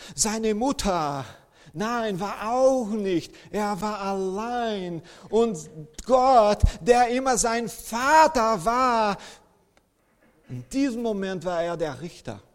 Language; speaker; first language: German; non-native, fluent; Portuguese